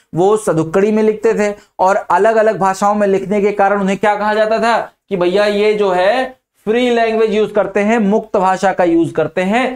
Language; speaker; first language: Hindi; native; Hindi